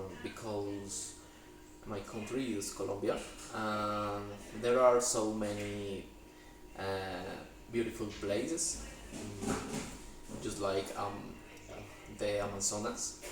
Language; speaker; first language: English; non-native, learner; Spanish